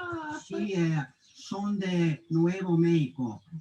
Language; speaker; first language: Spanish; non-native, learner; English